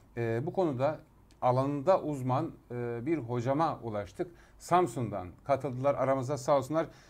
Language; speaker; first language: Turkish; native; Turkish